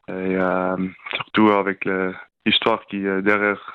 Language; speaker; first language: French; non-native, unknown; Afrikaans